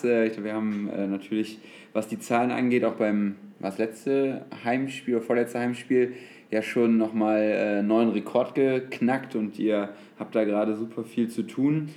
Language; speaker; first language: German; native; German